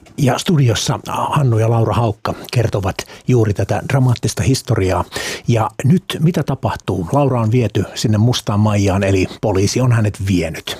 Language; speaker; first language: Finnish; native; Finnish